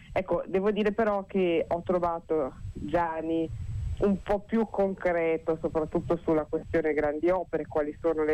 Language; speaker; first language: Italian; native; Italian